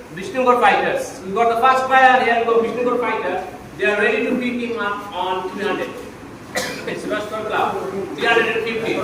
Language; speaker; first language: English; non-native, local second language; Bangla